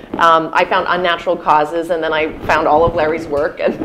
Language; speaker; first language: English; native; English